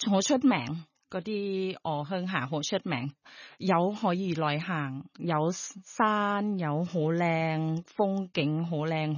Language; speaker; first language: Cantonese; non-native, learner; Thai